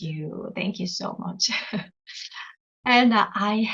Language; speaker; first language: English; non-native, learner; Korean